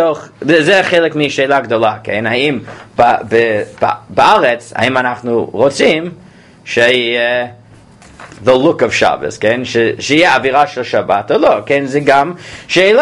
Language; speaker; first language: Hebrew; non-native, fluent; English